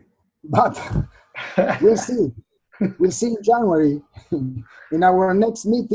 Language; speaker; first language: English; non-native, learner; Spanish